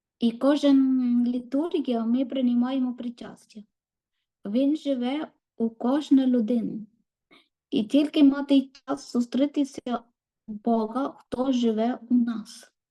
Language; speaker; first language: Ukrainian; non-native, learner; Malayalam